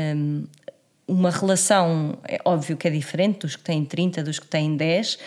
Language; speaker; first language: Portuguese; native; Portuguese